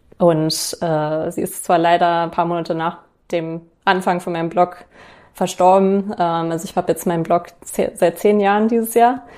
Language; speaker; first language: German; native; German